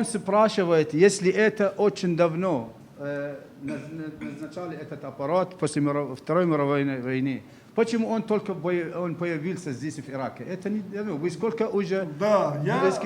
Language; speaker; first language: Russian; non-native, learner; Arabic